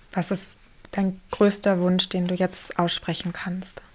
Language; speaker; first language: German; native; German